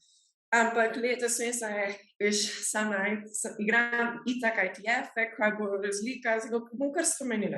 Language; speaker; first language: Slovenian; early bilingual, heritage; Slovenian